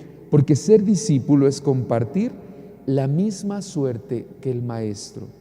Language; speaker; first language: Spanish; native; Spanish